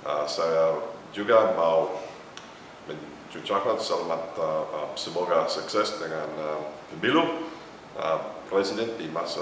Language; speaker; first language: Indonesian; non-native, learner; English